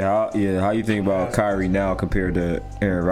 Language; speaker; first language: English; native; English